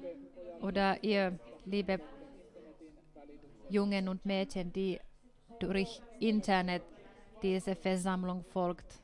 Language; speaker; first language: German; non-native, fluent; Finnish